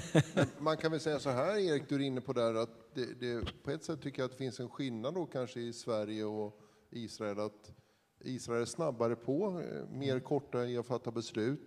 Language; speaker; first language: Swedish; native; Swedish